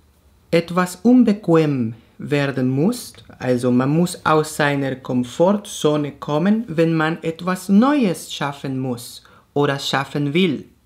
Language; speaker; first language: German; non-native, fluent; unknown